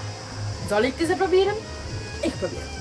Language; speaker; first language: German; non-native, learner; Italian